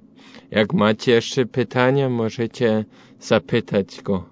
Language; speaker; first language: Polish; non-native, learner; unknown